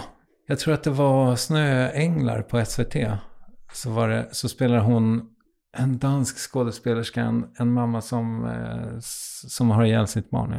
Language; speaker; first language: Swedish; native; Swedish